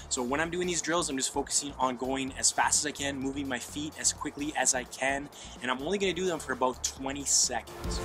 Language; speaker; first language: English; native; English